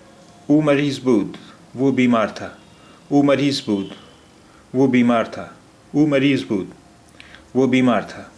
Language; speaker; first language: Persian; non-native, fluent; Urdu